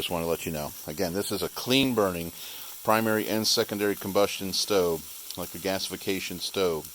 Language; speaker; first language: English; native; English